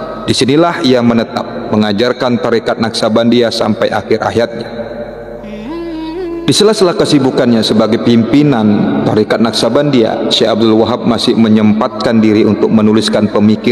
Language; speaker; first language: Indonesian; native; Indonesian